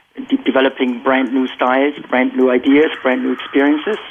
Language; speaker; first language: English; non-native, fluent; German